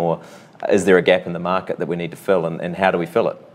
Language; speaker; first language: English; native; English